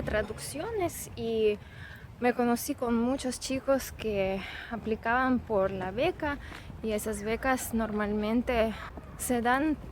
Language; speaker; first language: Spanish; non-native, fluent; Russian